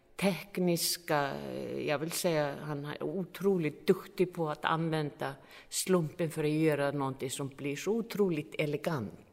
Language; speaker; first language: Swedish; non-native, fluent; Icelandic